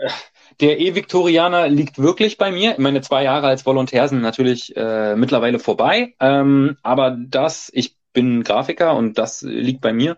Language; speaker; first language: German; native; German